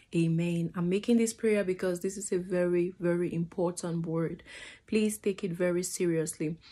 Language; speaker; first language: English; non-native, fluent; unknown